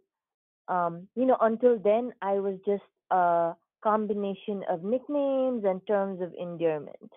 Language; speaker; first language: English; non-native, local second language; Nepali